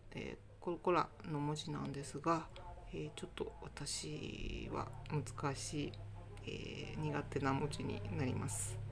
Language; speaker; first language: Japanese; non-native, fluent; Indonesian